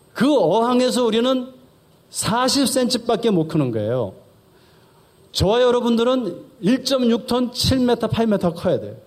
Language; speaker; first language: Korean; early bilingual, heritage; Korean